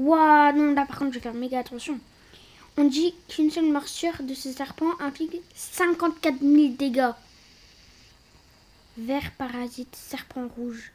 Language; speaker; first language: French; native; French